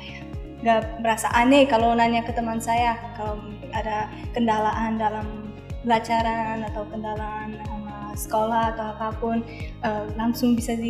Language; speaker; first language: Indonesian; non-native, fluent; Persian